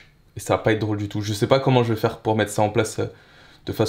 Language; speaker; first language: French; native; French